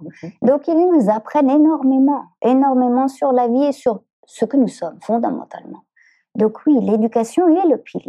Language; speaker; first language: French; native; French